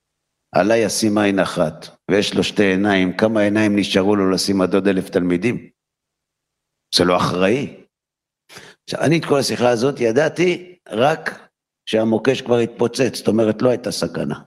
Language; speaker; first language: Hebrew; native; Hebrew